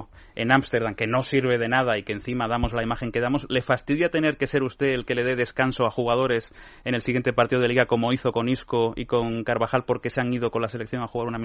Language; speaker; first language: Spanish; native; Spanish